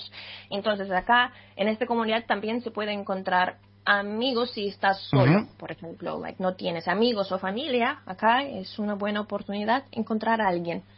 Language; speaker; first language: Spanish; non-native, fluent; Russian